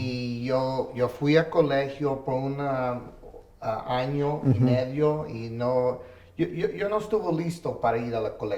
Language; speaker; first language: Spanish; early bilingual, heritage; English